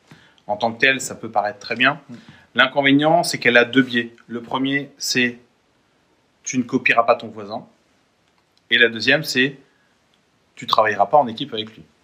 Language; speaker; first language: French; native; French